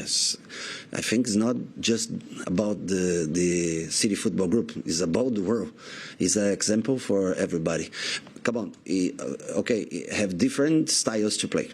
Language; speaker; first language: English; non-native, learner; Portuguese